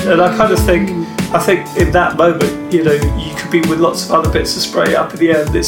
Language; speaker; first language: English; native; English